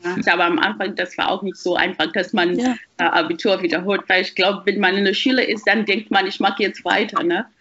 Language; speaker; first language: German; non-native, fluent; Shona